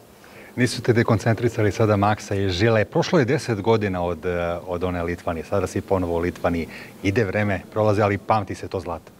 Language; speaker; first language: Serbian; native; Serbian